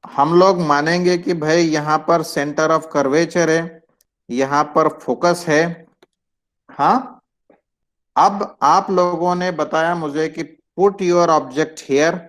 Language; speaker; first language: Hindi; non-native, local second language; Marathi